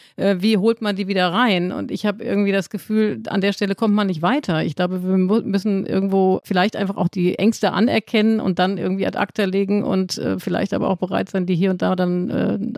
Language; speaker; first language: German; native; German